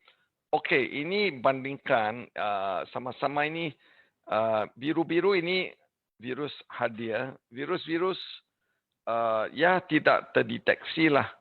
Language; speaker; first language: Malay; non-native, learner; English